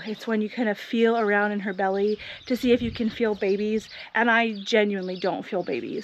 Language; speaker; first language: English; native; English